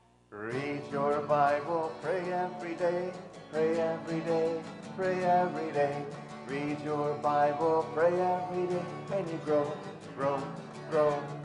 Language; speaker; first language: English; native; English